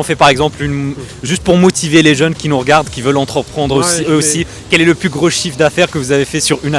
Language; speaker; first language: French; native; French